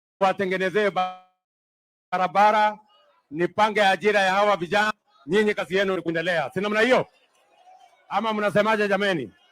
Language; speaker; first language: Swahili; non-native, local second language; Kalenjin